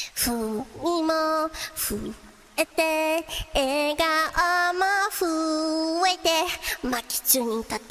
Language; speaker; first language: Japanese; non-native, learner; English